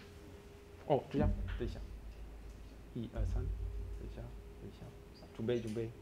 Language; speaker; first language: Chinese; non-native, learner; French